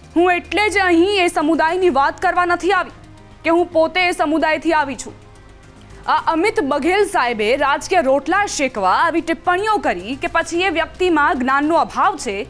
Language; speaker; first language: Gujarati; non-native, local second language; Sindhi